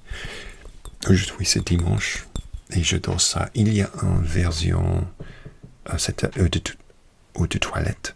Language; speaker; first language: French; non-native, learner; English